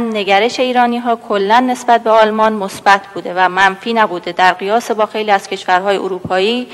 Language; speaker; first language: Persian; native; Persian